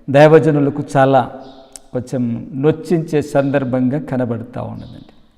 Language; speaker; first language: Telugu; non-native, local second language; Koya